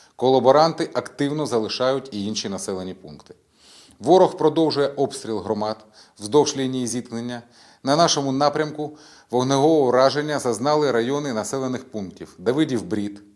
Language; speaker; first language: Ukrainian; non-native, local second language; Russian